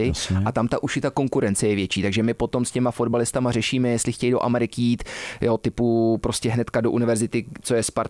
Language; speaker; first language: Czech; early bilingual, heritage; Czech